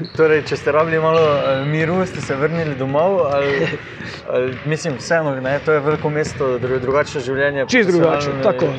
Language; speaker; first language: Slovenian; native; Slovenian